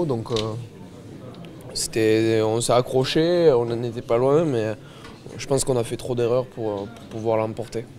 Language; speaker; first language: French; native; French